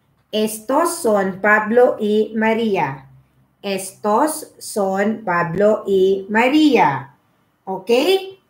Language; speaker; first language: Spanish; non-native, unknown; Filipino